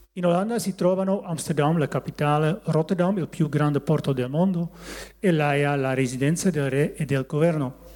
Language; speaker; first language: Italian; non-native, learner; Dutch